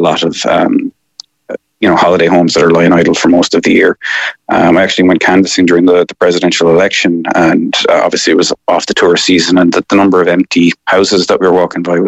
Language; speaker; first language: English; native; English